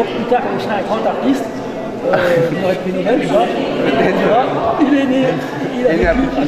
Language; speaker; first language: French; native; French